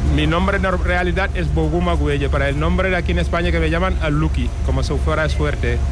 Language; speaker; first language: Spanish; non-native, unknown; Wolof